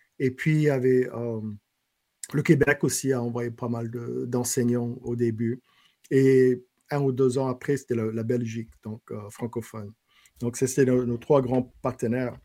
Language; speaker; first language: French; non-native, local second language; English